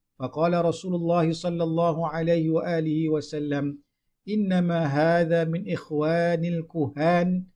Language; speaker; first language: Arabic; non-native, fluent; Malay